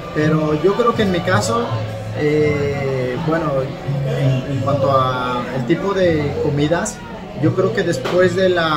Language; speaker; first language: Spanish; native; Spanish